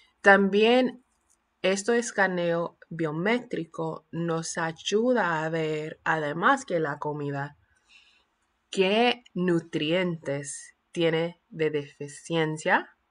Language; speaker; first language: Spanish; non-native, fluent; English